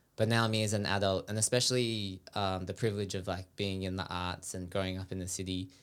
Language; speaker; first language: English; native; English